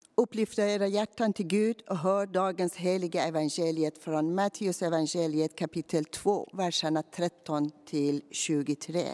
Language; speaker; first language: Swedish; non-native, fluent; Persian